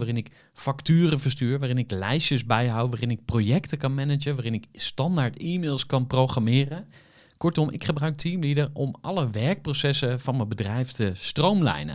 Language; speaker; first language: Dutch; native; Dutch